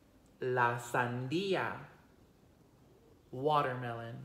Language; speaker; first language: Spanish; non-native, fluent; English